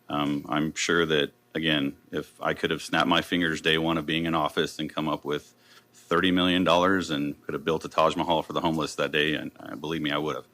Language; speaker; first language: English; native; English